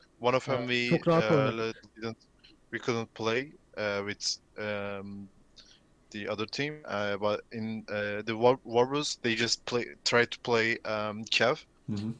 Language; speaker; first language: English; non-native, learner; Turkish